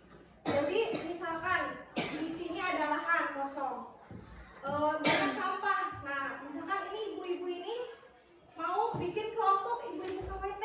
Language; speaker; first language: Indonesian; native; Indonesian